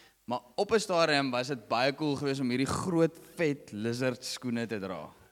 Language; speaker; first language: Afrikaans; native; Afrikaans